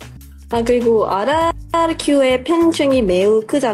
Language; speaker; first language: Korean; non-native, local second language; Indonesian